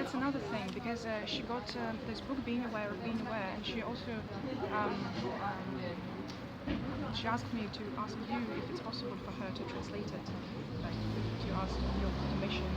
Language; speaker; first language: English; non-native, fluent; Russian